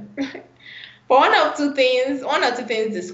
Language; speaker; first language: English; non-native, local second language; Yoruba